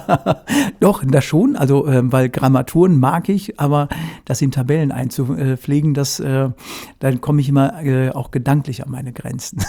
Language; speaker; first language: German; native; German